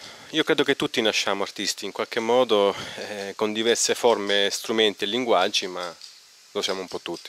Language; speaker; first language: Italian; native; Italian